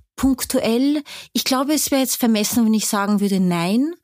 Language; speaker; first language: German; native; German